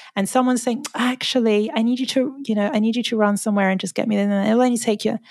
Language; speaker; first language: English; native; English